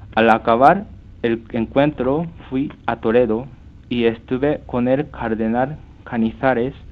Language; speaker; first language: Spanish; non-native, fluent; Japanese